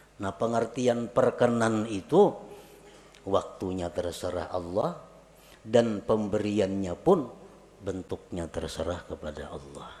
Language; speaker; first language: Indonesian; non-native, local second language; Banjar